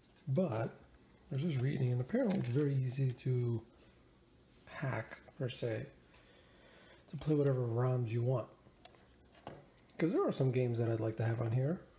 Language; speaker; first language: English; native; English